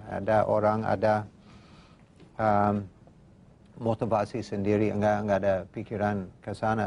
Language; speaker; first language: Indonesian; non-native, fluent; English